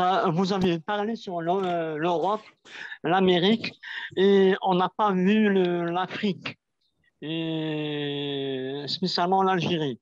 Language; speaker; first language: French; non-native, local second language; Arabic